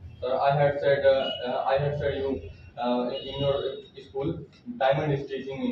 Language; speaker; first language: English; non-native, learner; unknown